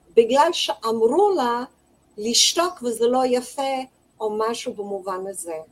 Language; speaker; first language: Hebrew; non-native, fluent; English